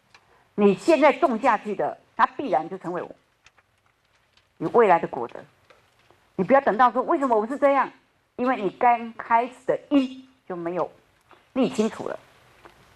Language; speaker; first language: Chinese; native; Chinese